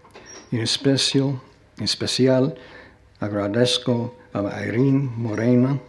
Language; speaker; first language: Spanish; non-native, fluent; English